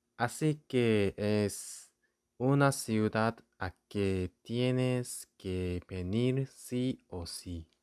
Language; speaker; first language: Spanish; non-native, learner; Korean